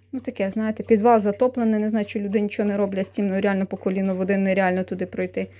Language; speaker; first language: Ukrainian; non-native, local second language; Russian